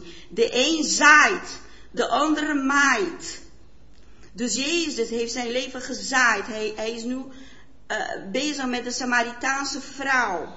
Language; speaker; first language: Dutch; non-native, fluent; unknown